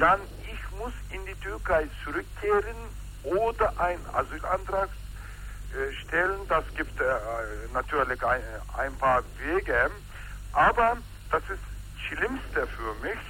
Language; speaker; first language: German; non-native, learner; Turkish